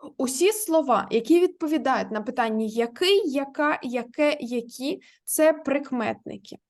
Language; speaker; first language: Ukrainian; native; Ukrainian